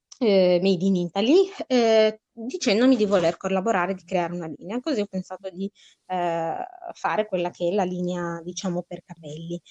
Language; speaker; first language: Italian; early bilingual, other home language; Arabic